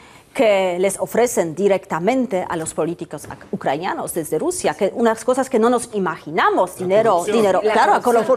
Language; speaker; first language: Spanish; non-native, fluent; Polish